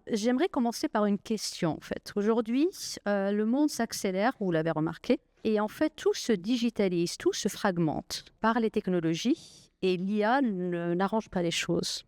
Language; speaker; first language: French; non-native, local second language; Arabic